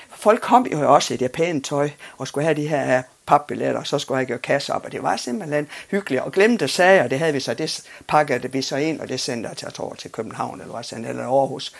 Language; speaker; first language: Danish; native; Danish